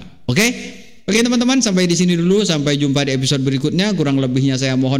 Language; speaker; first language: Indonesian; native; Indonesian